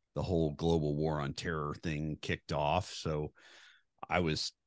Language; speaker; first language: English; native; English